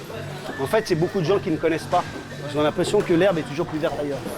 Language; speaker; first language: French; native; French